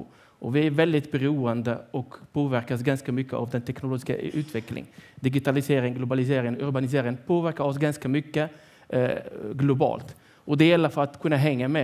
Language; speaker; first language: Swedish; non-native, fluent; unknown